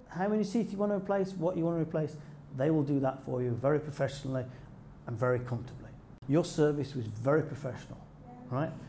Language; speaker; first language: English; native; English